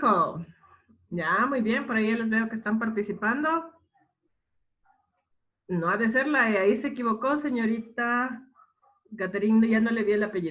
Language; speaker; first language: Spanish; native; Spanish